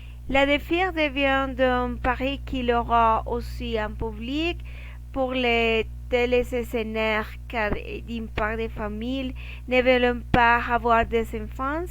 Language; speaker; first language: French; non-native, learner; Spanish